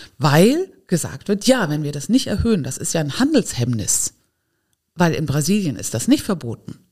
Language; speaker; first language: German; native; German